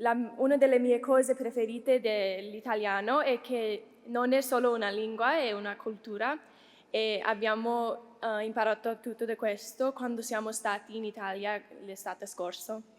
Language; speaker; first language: Italian; non-native, learner; English